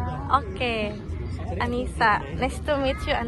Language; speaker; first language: English; non-native, learner; Indonesian